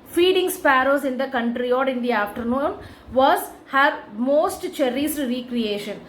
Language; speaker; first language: English; non-native, local second language; Tamil